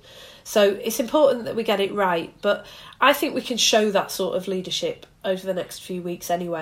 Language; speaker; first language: English; native; English